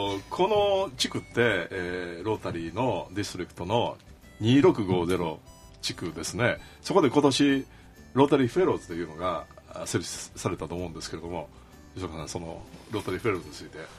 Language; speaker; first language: Japanese; native; Japanese